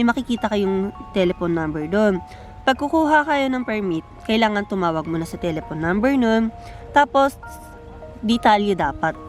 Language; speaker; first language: Filipino; early bilingual, heritage; Filipino